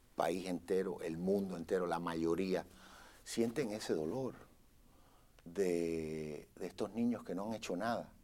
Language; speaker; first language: Spanish; native; Spanish